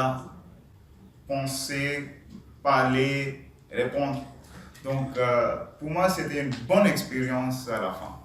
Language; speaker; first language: French; non-native, learner; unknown